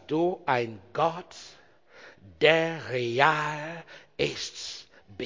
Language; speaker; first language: German; non-native, learner; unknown